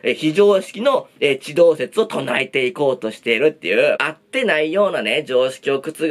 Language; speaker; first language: Japanese; native; Japanese